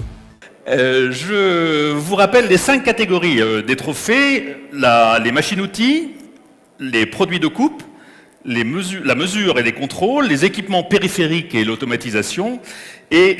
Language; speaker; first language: French; native; French